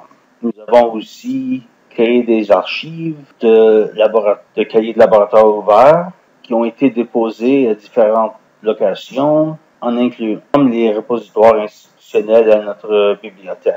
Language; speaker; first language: French; non-native, fluent; English